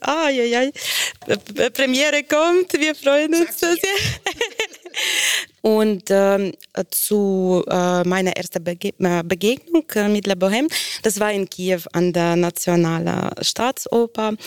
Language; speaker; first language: German; non-native, fluent; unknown